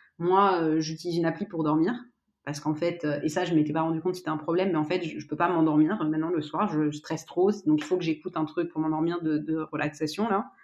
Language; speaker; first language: French; native; French